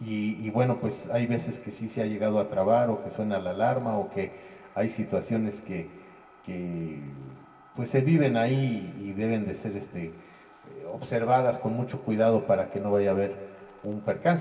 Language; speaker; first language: Spanish; native; Spanish